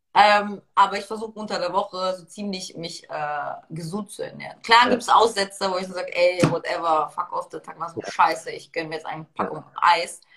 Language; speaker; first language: German; early bilingual, other home language; Russian